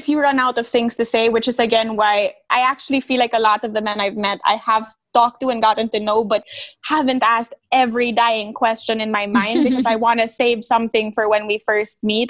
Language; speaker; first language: English; non-native, local second language; Filipino